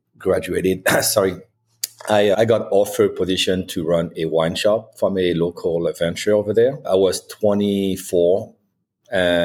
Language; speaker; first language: English; non-native, fluent; French